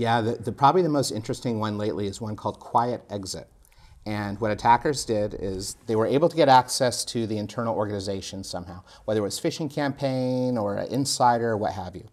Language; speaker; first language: English; native; English